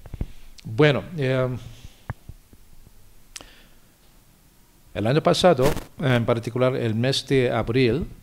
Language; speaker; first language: Spanish; non-native, fluent; Korean